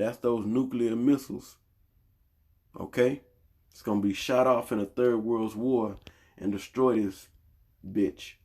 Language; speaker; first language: English; native; English